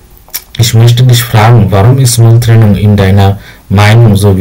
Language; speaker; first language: German; non-native, learner; Bangla